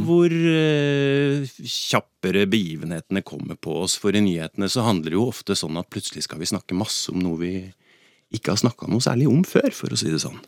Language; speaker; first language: Norwegian; native; Norwegian